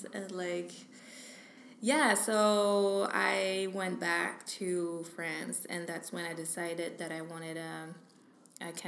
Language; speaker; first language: English; non-native, fluent; French